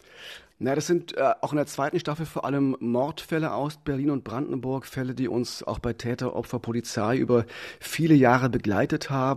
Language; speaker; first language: German; native; German